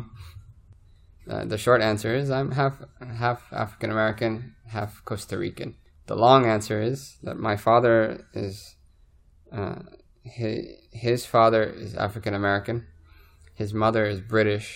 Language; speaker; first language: English; native; English